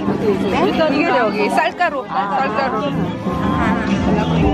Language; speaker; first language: Korean; native; Korean